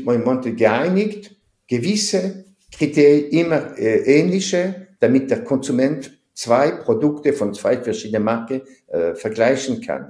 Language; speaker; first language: German; non-native, fluent; French